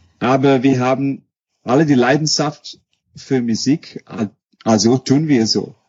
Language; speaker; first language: German; non-native, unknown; Dutch